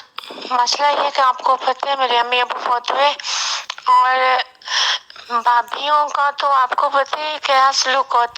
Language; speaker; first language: Hindi; non-native, local second language; Punjabi